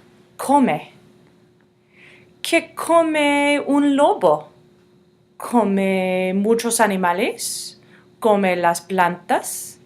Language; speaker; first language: Spanish; non-native, fluent; English